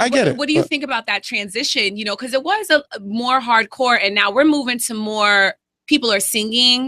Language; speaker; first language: English; native; English